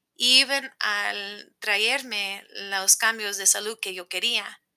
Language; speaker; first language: Spanish; non-native, fluent; English